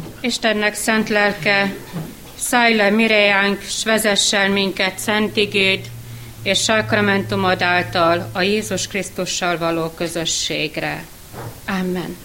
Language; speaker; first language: Hungarian; native; Hungarian